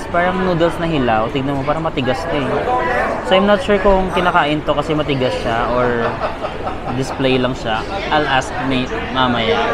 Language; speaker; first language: Filipino; native; Filipino